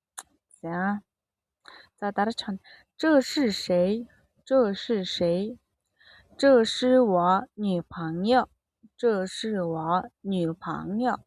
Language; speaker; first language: Chinese; non-native, fluent; Mongolian